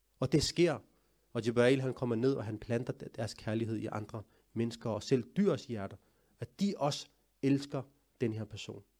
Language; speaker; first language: Danish; early bilingual, other home language; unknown